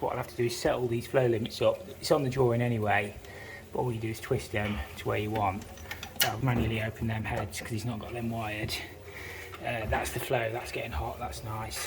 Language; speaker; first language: English; native; English